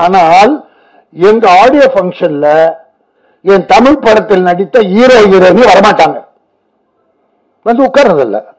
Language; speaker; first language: Tamil; native; Tamil